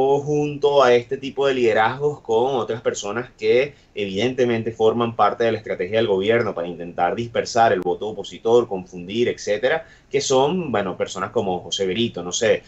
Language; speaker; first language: Spanish; native; Spanish